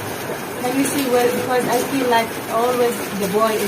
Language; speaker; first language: English; non-native, fluent; Arabic